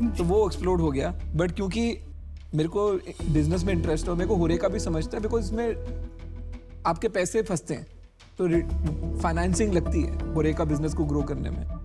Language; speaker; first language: Hindi; native; Hindi